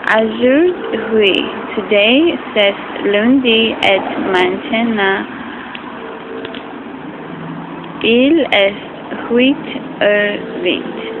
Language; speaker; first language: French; non-native, fluent; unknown